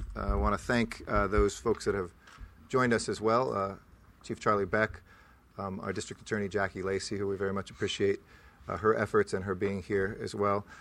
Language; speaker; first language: English; native; English